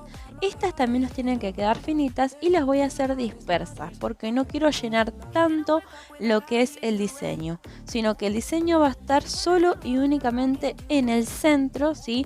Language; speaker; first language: Spanish; native; Spanish